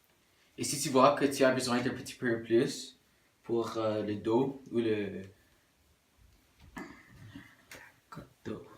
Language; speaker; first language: French; non-native, local second language; English